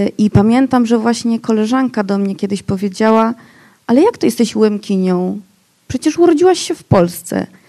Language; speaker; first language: Polish; non-native, local second language; Rusyn